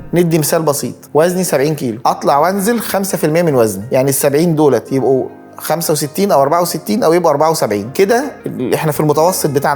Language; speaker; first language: Arabic; native; Arabic